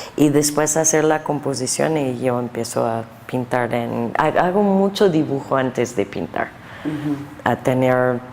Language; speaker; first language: Spanish; non-native, learner; English